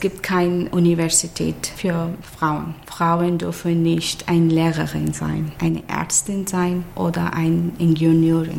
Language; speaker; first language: German; non-native, learner; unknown